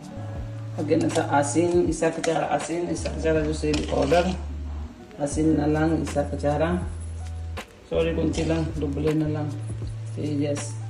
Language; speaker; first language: Filipino; non-native, learner; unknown